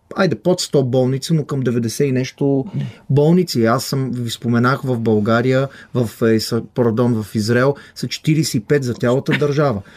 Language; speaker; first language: Bulgarian; non-native, fluent; Hebrew